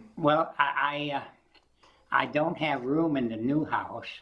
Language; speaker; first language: English; native; English